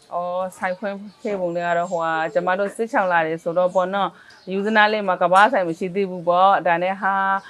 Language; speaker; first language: Burmese; native; Burmese